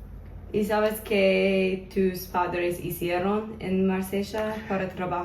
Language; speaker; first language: Spanish; non-native, learner; English